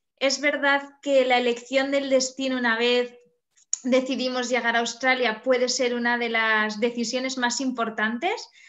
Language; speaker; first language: Spanish; native; Spanish